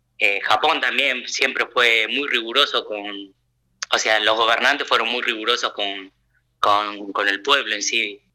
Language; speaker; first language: Spanish; early bilingual, other home language; Japanese